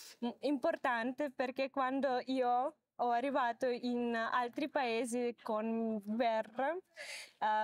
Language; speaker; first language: Italian; non-native, learner; Ukrainian